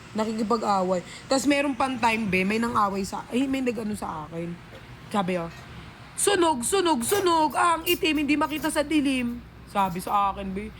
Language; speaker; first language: Filipino; native; Filipino